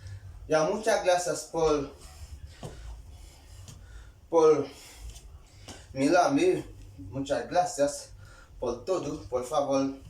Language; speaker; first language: Spanish; non-native, learner; Haitian Creole